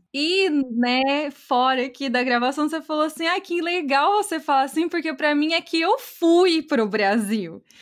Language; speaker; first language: Portuguese; native; Portuguese